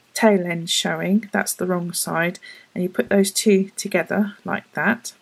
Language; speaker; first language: English; native; English